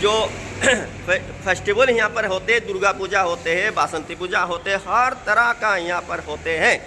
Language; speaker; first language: Hindi; non-native, local second language; Bangla